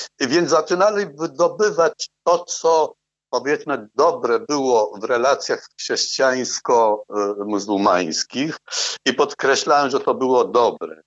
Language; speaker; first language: Polish; non-native, fluent; Arabic